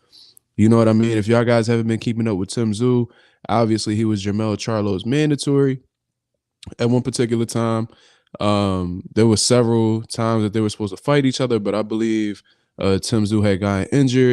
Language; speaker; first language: English; native; English